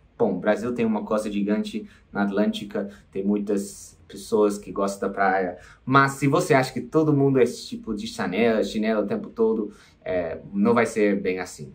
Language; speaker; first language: Portuguese; non-native, fluent; English